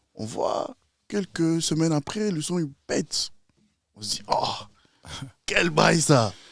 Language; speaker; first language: French; native; French